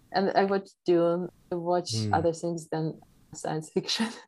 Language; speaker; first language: English; non-native, fluent; Polish